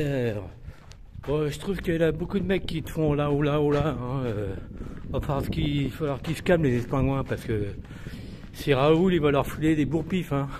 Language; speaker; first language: French; native; French